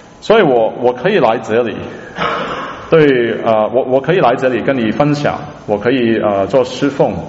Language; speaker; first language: Chinese; non-native, local second language; Cantonese